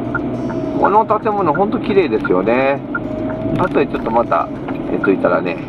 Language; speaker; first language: Japanese; native; Japanese